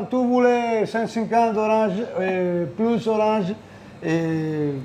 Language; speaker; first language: French; non-native, learner; Italian